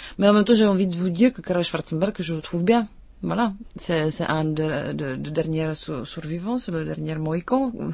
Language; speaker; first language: French; non-native, fluent; Czech